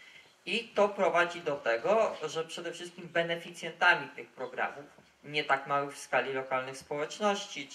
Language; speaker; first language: Polish; native; Polish